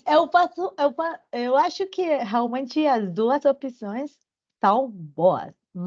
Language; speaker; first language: Portuguese; non-native, learner; Spanish